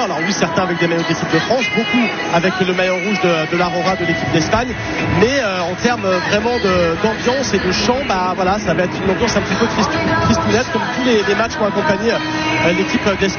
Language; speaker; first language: French; native; French